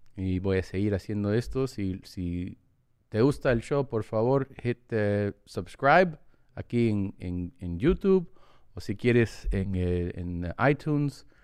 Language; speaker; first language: Spanish; early bilingual, heritage; English